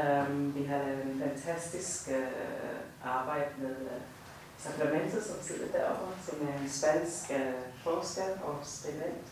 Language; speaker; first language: Danish; non-native, fluent; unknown